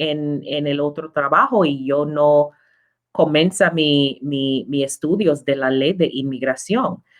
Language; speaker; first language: Spanish; non-native, learner; English